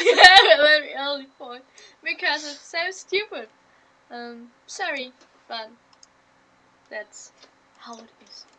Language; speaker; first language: English; non-native, learner; German